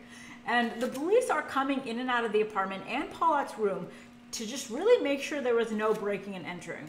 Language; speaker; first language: English; native; English